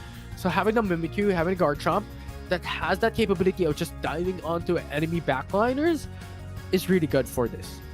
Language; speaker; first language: English; non-native, local second language; Filipino